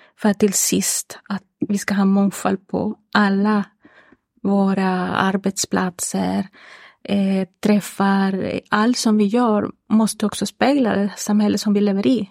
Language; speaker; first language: Swedish; non-native, fluent; Spanish